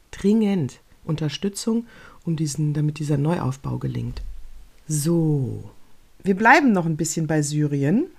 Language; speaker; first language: German; native; German